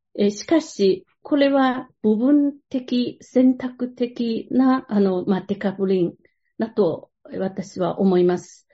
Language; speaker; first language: Japanese; non-native, fluent; Chinese